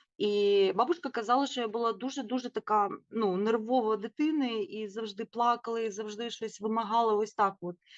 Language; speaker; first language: Ukrainian; non-native, local second language; Russian